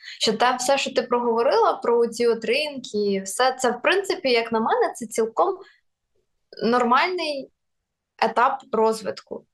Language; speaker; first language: Ukrainian; non-native, local second language; Russian